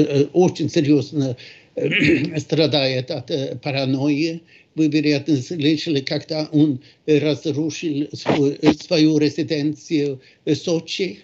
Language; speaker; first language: Russian; non-native, fluent; Swedish